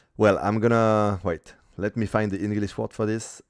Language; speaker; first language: English; non-native, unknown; French